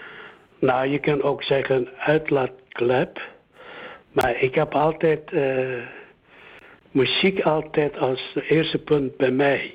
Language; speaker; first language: Dutch; early bilingual, other home language; Indonesian